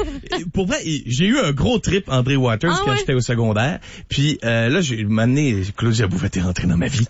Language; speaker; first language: French; native; French